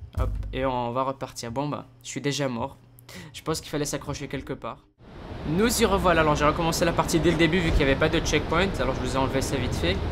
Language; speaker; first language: French; native; French